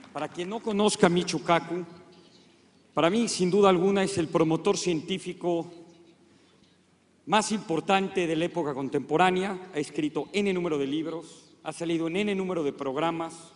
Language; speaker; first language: Spanish; native; Spanish